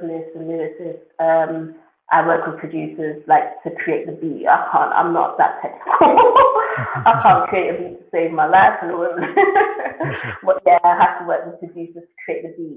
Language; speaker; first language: English; native; English